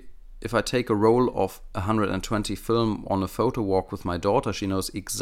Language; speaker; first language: English; non-native, fluent; German